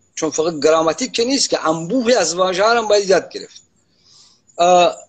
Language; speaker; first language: Persian; non-native, local second language; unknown